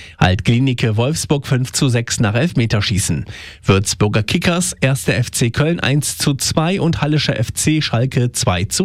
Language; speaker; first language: German; native; German